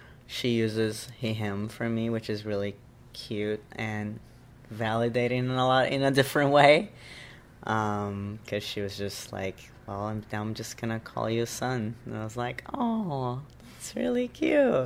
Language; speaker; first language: English; non-native, fluent; Portuguese